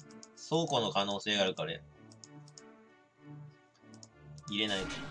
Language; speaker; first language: Japanese; native; Japanese